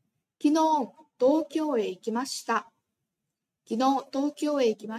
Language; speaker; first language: Japanese; non-native, fluent; Vietnamese